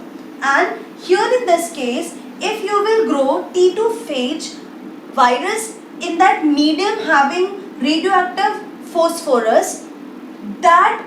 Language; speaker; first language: English; non-native, local second language; Hindi